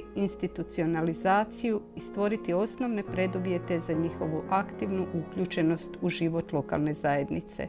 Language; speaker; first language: Croatian; native; Croatian